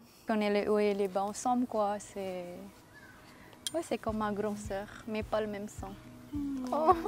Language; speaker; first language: French; non-native, fluent; Indonesian